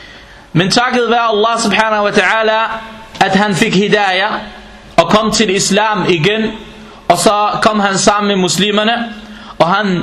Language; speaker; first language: Danish; non-native, fluent; Arabic